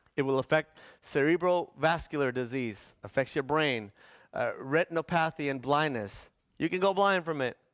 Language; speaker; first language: English; early bilingual, other home language; Spanish